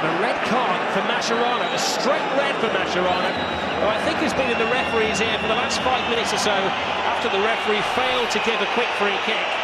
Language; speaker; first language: English; native; English